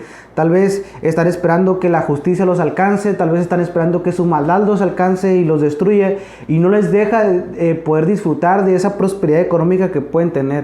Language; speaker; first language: Spanish; native; Spanish